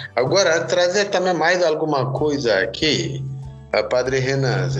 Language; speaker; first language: Portuguese; non-native, fluent; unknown